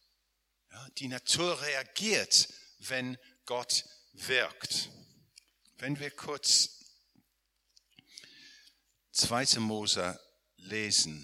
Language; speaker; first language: German; non-native, fluent; English